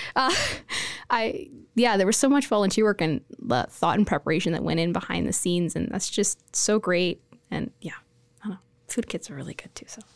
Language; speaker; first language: English; native; English